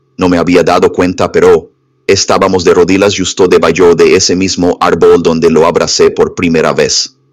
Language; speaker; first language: Spanish; non-native, fluent; English